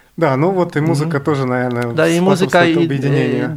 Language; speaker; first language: Russian; native; Russian